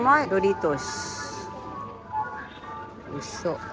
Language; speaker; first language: Japanese; non-native, learner; Filipino